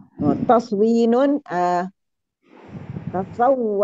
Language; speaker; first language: Arabic; non-native, learner; Indonesian